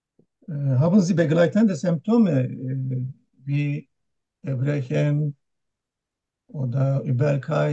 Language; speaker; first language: German; non-native, learner; Turkish